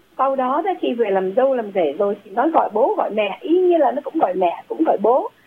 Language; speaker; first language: Vietnamese; native; Vietnamese